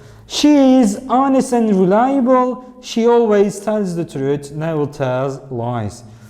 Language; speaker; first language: English; non-native, fluent; Turkish